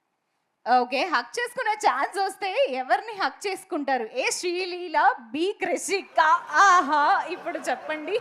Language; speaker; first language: Telugu; native; Telugu